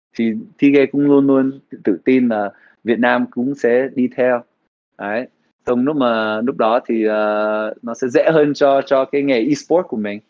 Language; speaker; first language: Vietnamese; early bilingual, heritage; Vietnamese